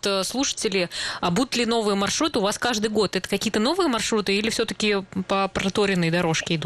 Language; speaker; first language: Russian; native; Russian